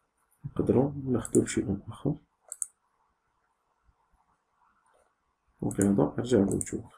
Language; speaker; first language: Arabic; native; Arabic